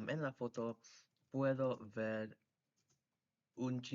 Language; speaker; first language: Spanish; non-native, fluent; English